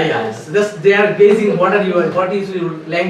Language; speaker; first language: English; non-native, fluent; Bangla